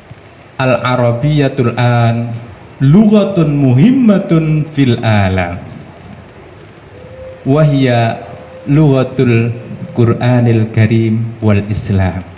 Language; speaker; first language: Arabic; non-native, fluent; Indonesian